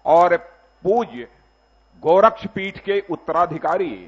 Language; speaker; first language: Hindi; native; Hindi